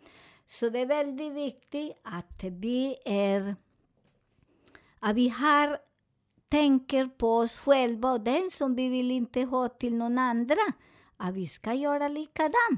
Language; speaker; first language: Swedish; non-native, learner; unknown